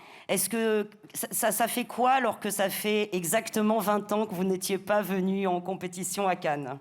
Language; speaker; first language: French; native; French